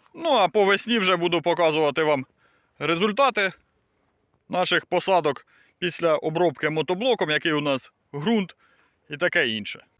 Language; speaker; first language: Ukrainian; native; Ukrainian